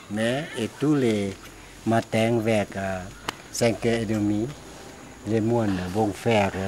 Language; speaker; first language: French; non-native, fluent; Lao